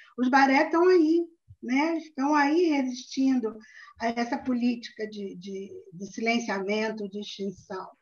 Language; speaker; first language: Portuguese; native; Portuguese